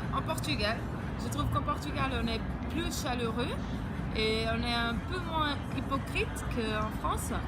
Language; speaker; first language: French; non-native, fluent; Portuguese